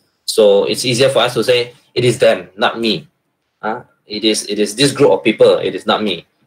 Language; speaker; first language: English; non-native, local second language; Malay